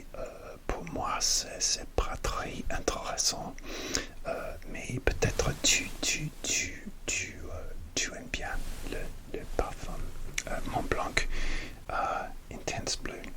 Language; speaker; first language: French; non-native, learner; English